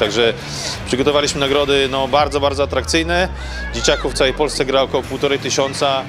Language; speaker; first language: Polish; native; Polish